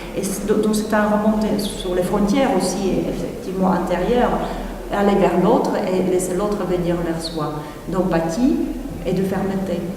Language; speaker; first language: French; non-native, fluent; Czech